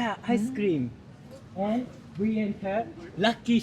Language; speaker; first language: English; non-native, learner; Japanese